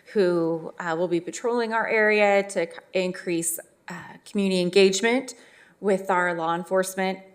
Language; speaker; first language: English; native; English